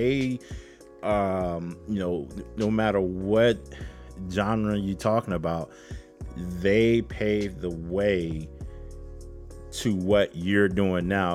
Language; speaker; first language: English; native; English